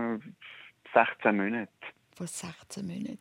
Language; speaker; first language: German; native; German